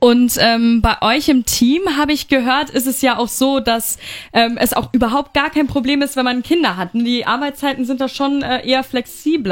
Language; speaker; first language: German; native; German